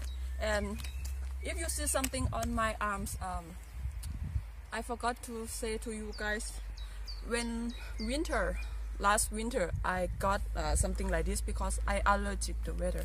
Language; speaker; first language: English; non-native, learner; Thai